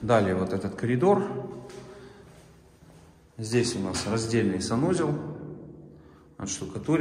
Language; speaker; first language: Russian; native; Russian